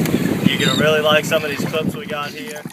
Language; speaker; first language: English; native; English